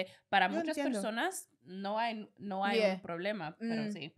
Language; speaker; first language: Spanish; non-native, learner; English